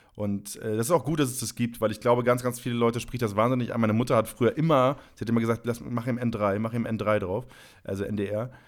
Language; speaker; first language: German; native; German